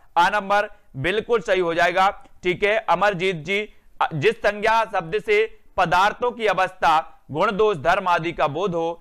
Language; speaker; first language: Hindi; native; Hindi